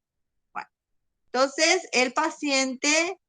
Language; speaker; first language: Spanish; native; Spanish